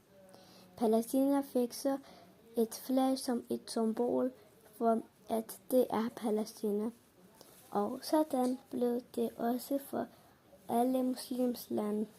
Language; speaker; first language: Danish; early bilingual, other home language; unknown